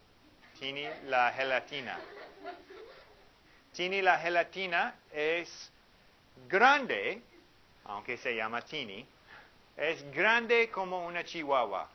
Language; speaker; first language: Spanish; non-native, fluent; English